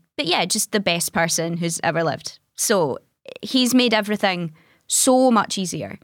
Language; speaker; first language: English; native; English